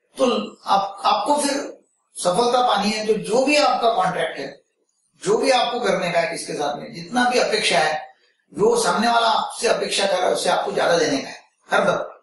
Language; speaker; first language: Hindi; non-native, local second language; Marathi